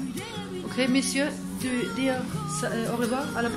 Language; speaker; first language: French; non-native, learner; German